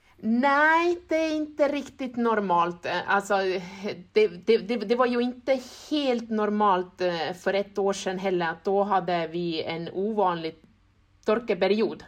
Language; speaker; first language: Swedish; non-native, fluent; Estonian